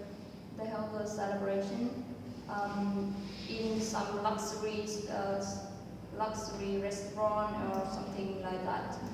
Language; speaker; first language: English; non-native, fluent; Vietnamese